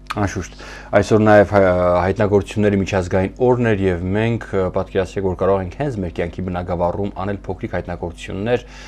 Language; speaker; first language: Armenian; native; Armenian